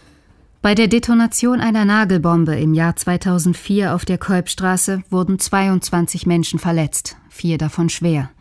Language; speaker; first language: German; native; German